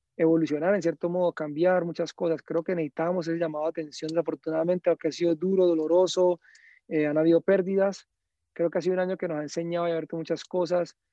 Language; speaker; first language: Spanish; native; Spanish